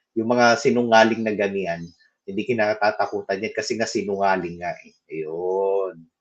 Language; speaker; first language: Filipino; native; Filipino